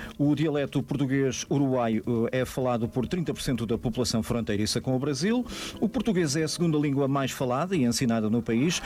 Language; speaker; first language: Portuguese; native; Portuguese